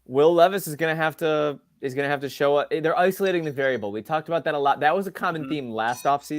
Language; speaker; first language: English; native; English